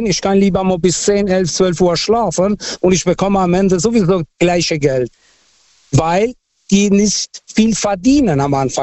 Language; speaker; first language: German; early bilingual, other home language; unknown